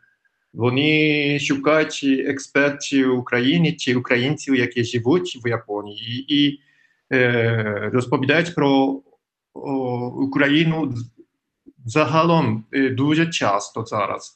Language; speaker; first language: Ukrainian; non-native, fluent; Japanese